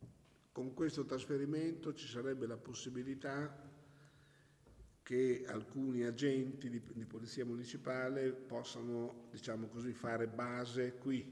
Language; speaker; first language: Italian; native; Italian